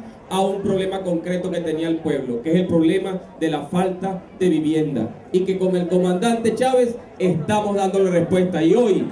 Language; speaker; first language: Spanish; native; Spanish